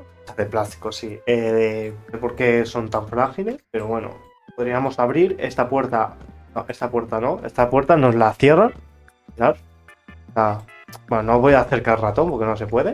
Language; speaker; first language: Spanish; native; Spanish